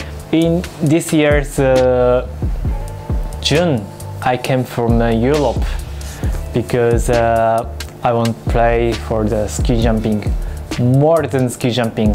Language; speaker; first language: English; non-native, learner; Japanese